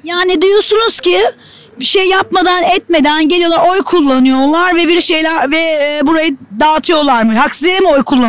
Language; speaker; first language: Turkish; native; Turkish